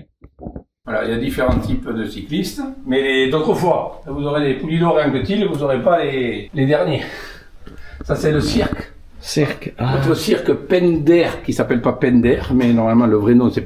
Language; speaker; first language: French; native; French